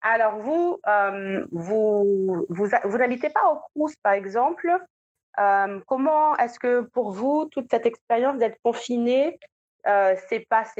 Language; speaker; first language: French; native; French